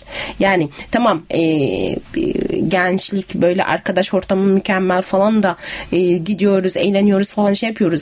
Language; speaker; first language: Turkish; native; Turkish